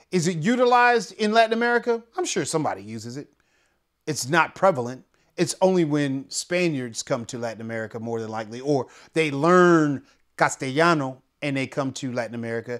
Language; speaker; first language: English; native; English